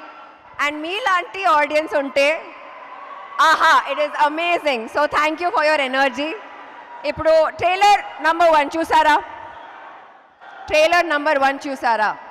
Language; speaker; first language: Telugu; non-native, fluent; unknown